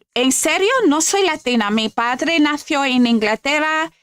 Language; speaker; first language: Spanish; non-native, learner; English